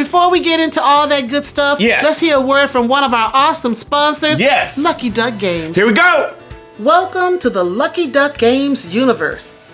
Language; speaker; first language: English; native; English